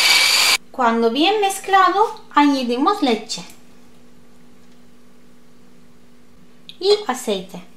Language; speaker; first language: Spanish; non-native, learner; Turkish